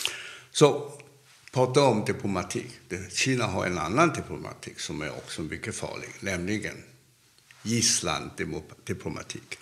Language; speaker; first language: Swedish; non-native, fluent; Cantonese